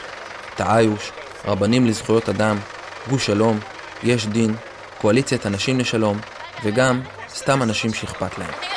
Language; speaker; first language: Hebrew; native; Hebrew